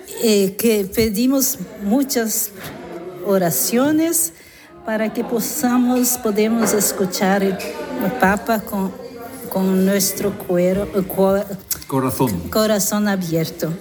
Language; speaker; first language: Spanish; non-native, learner; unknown